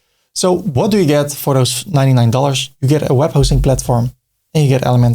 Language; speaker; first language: English; non-native, fluent; Dutch